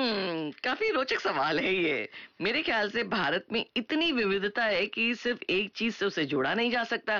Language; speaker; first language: Hindi; native; Hindi